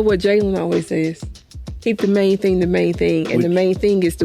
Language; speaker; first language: English; native; English